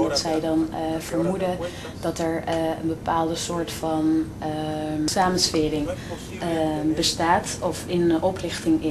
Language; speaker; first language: Dutch; non-native, fluent; Spanish